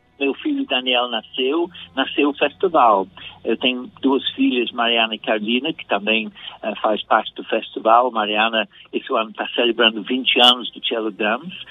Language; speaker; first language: Portuguese; non-native, fluent; English